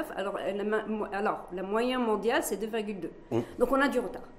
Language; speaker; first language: French; non-native, local second language; Arabic